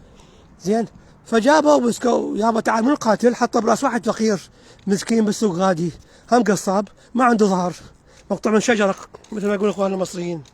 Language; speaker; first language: Arabic; native; Arabic